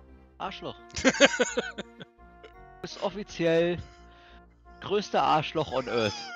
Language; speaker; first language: German; native; German